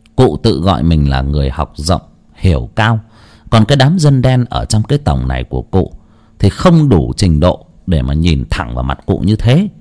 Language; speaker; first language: Vietnamese; non-native, local second language; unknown